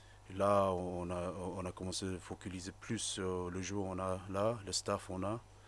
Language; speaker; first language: French; non-native, fluent; English